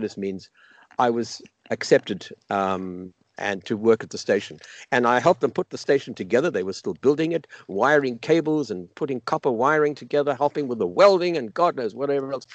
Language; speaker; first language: English; native; English